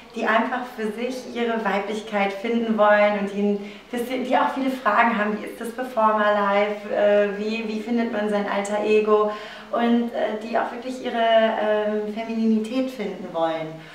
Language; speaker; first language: German; native; German